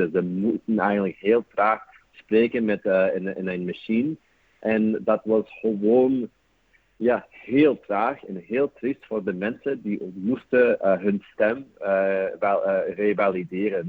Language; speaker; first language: Dutch; non-native, fluent; English